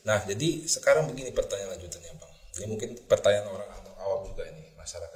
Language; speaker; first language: Indonesian; native; Indonesian